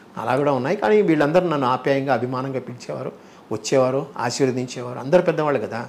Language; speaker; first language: Telugu; native; Telugu